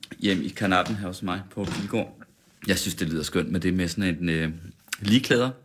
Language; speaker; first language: Danish; native; Danish